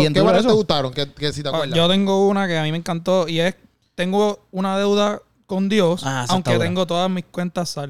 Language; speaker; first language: Spanish; native; Spanish